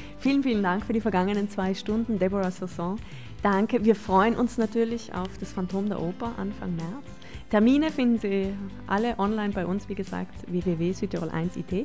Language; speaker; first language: German; native; German